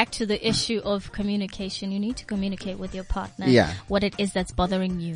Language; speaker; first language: English; non-native, local second language; Tswana